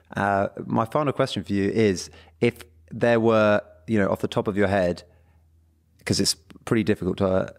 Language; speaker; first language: English; early bilingual, other home language; Portuguese